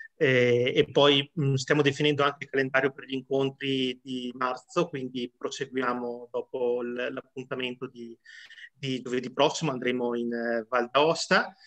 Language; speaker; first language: Italian; native; Italian